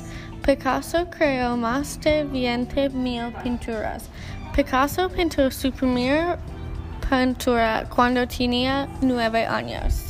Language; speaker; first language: Spanish; non-native, learner; English